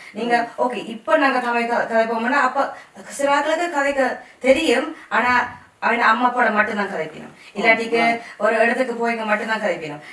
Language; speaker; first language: Tamil; early bilingual, heritage; Tamil